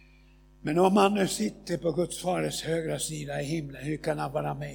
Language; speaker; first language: Swedish; non-native, fluent; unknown